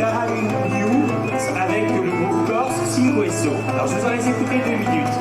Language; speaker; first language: French; native; French